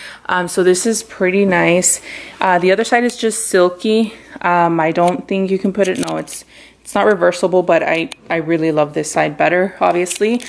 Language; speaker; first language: English; early bilingual, other home language; Spanish